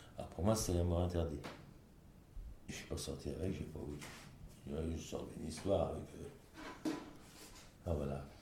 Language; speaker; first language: French; native; French